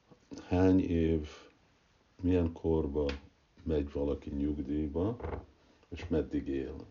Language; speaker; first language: Hungarian; early bilingual, heritage; Hungarian